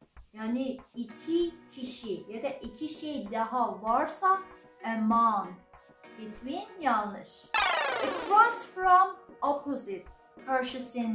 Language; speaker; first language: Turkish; non-native, learner; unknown